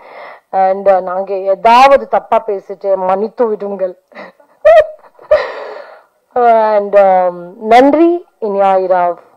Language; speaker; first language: Tamil; non-native, learner; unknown